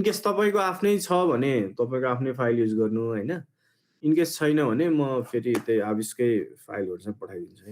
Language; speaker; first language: Nepali; native; Nepali